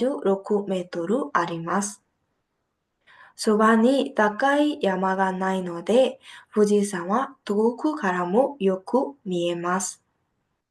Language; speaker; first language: Japanese; non-native, fluent; Burmese